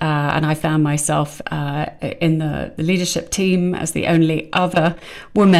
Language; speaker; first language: English; native; English